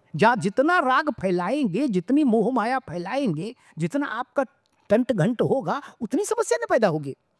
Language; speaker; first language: Hindi; native; Hindi